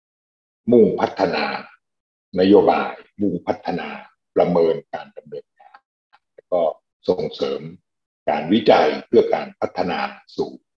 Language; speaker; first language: Thai; native; Thai